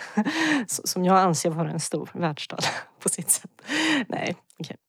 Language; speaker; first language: Swedish; early bilingual, other home language; Bosnian